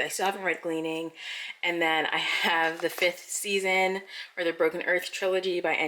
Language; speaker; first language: English; native; English